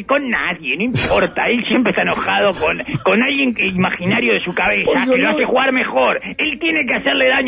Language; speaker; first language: Spanish; native; Spanish